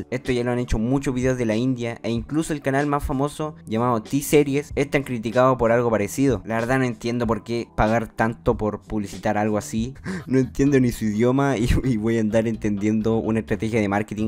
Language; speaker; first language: Spanish; native; Spanish